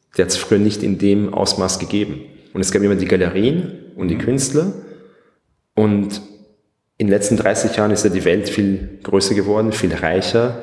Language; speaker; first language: German; early bilingual, other home language; Persian